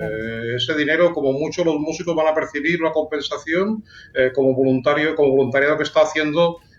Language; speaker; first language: Spanish; native; Spanish